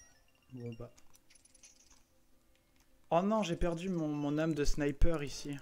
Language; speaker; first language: French; native; French